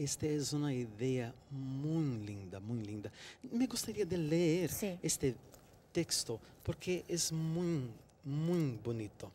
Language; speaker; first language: Spanish; non-native, fluent; Portuguese